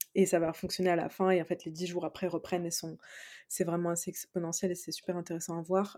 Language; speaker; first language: French; native; French